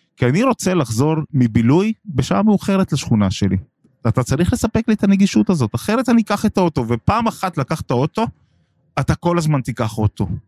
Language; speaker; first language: Hebrew; non-native, local second language; Arabic